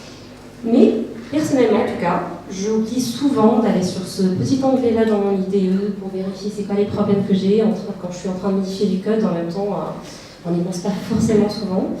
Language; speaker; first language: French; native; French